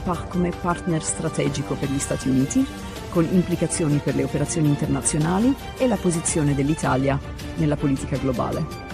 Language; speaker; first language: Italian; native; Italian